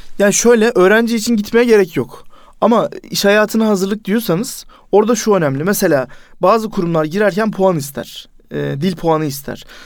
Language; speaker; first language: Turkish; native; Turkish